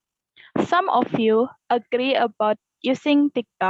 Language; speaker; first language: English; non-native, learner; Indonesian